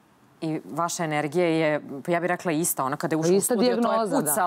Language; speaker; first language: Serbian; native; Serbian